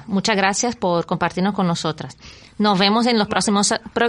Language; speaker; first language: Spanish; native; Spanish